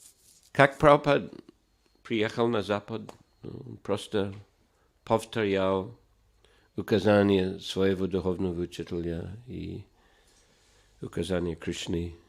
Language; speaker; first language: Russian; non-native, fluent; English